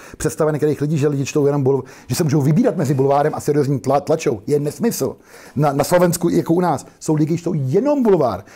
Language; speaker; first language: Czech; native; Czech